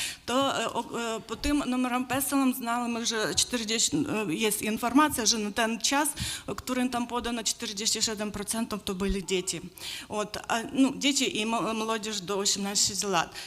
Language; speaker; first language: Polish; non-native, learner; Ukrainian